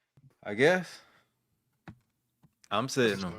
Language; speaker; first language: English; native; English